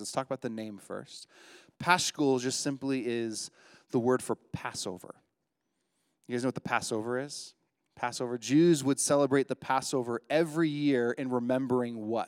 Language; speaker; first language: English; native; English